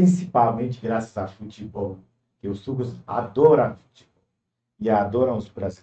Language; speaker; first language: Portuguese; non-native, fluent; Turkish